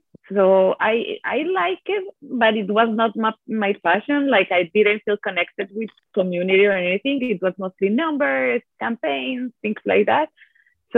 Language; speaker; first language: English; non-native, fluent; Italian